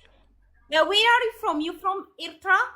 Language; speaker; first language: English; non-native, learner; Amharic